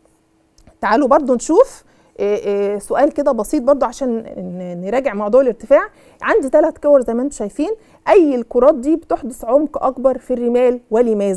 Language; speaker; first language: Arabic; native; Arabic